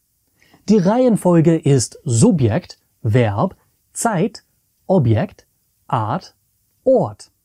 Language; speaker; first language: German; non-native, fluent; English